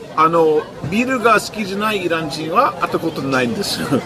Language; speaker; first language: Japanese; non-native, fluent; English